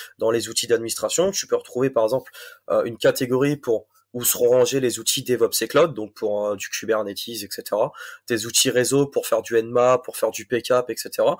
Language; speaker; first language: French; native; French